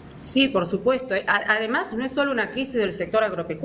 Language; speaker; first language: Spanish; native; Spanish